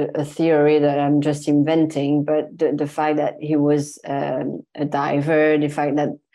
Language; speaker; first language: English; non-native, fluent; French